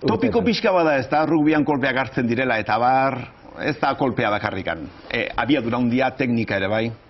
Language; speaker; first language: Basque; native; Basque